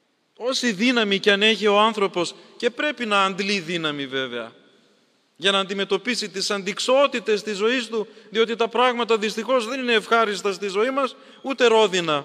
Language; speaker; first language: Greek; native; Greek